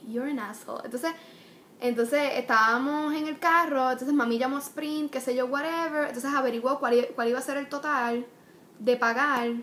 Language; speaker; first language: Spanish; early bilingual, heritage; Spanish